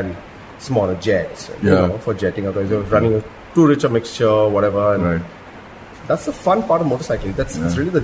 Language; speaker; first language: English; non-native, local second language; Gujarati